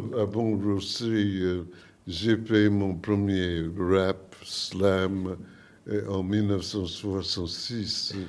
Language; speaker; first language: French; non-native, learner; English